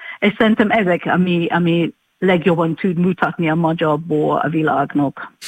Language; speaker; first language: Hungarian; non-native, learner; English